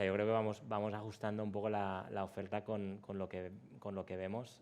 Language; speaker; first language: Spanish; native; Spanish